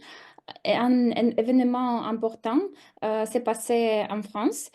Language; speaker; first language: French; non-native, fluent; Russian